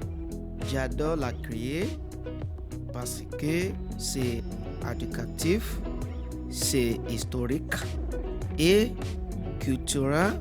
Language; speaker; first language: French; non-native, learner; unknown